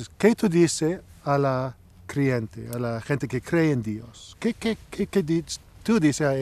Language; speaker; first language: Spanish; non-native, learner; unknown